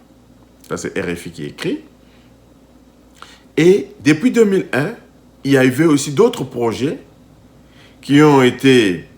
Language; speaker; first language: French; non-native, local second language; Lingala